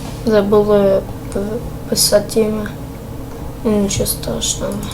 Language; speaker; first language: Russian; early bilingual, heritage; Russian